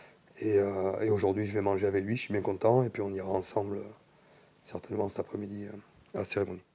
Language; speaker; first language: French; native; French